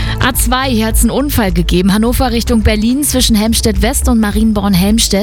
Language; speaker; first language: German; native; German